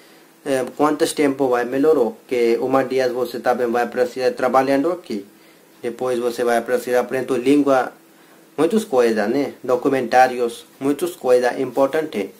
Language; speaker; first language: Portuguese; non-native, learner; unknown